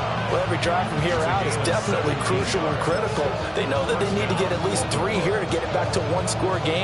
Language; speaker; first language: English; native; English